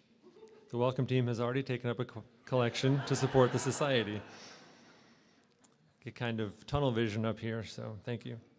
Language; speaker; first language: English; native; English